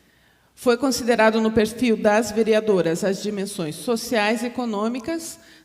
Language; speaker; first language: Portuguese; native; Portuguese